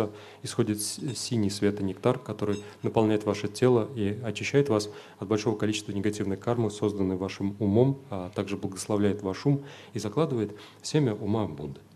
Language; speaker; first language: Russian; native; Russian